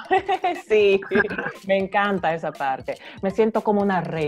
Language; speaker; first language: Spanish; non-native, fluent; Japanese